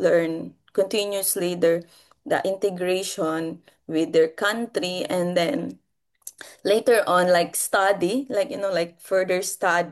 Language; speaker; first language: English; non-native, local second language; Filipino